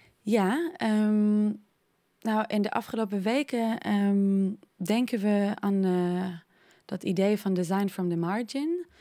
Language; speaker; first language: Dutch; non-native, fluent; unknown